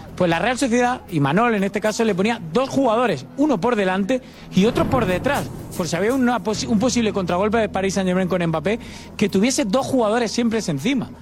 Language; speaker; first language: Spanish; native; Spanish